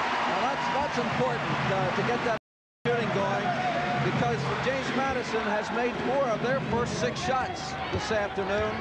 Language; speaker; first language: English; native; English